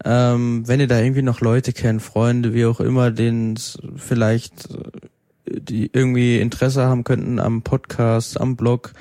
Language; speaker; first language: German; native; German